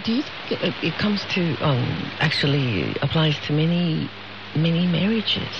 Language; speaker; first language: English; non-native, fluent; Chinese